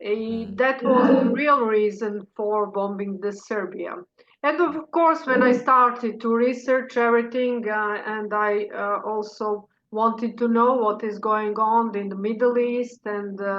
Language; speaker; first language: English; non-native, fluent; Serbian